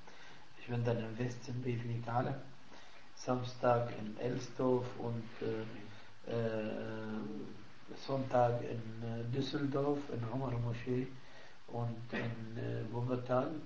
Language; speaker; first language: German; non-native, fluent; Arabic